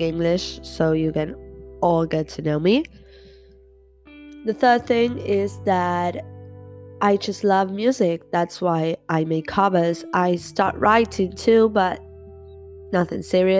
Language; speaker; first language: English; non-native, fluent; Spanish